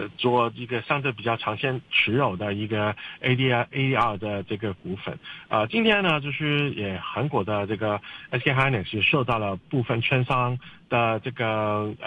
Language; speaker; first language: Chinese; non-native, local second language; Cantonese